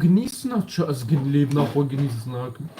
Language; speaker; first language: German; early bilingual, other home language; Kurdish